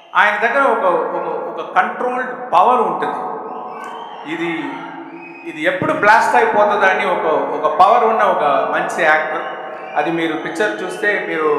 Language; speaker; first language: Telugu; non-native, learner; Tamil